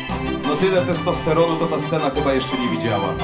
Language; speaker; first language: Polish; native; Polish